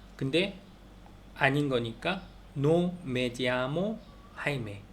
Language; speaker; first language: Spanish; non-native, learner; Korean